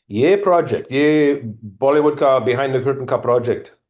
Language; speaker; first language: Hindi; non-native, learner; English